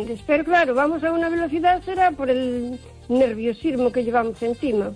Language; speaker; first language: Spanish; native; Spanish